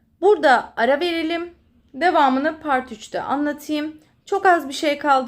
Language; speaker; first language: Turkish; native; Turkish